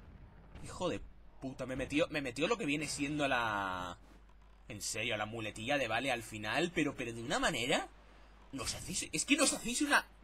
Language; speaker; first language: Spanish; native; Spanish